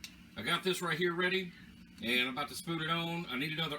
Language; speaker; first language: English; native; English